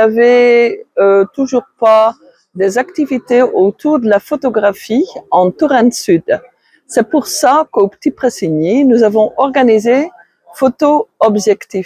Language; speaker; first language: French; non-native, fluent; Dutch